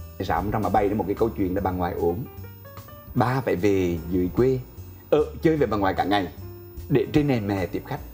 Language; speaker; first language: Vietnamese; native; Vietnamese